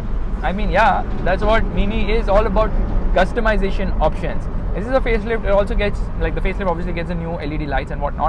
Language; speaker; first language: English; non-native, local second language; Hindi